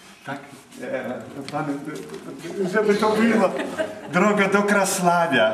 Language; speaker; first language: Polish; early bilingual, heritage; Polish